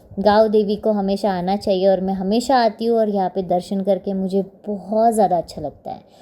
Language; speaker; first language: Hindi; non-native, local second language; Marathi